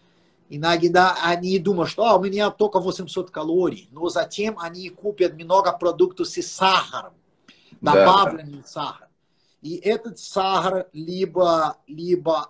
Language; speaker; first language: Russian; non-native, fluent; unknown